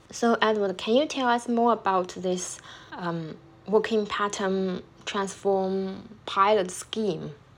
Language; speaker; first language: English; non-native, fluent; Chinese